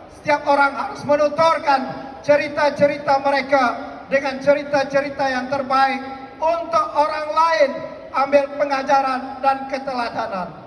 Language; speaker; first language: Malay; native; Malay